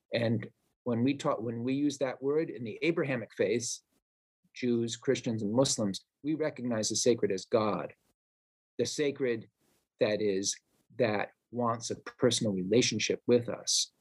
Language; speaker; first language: English; native; English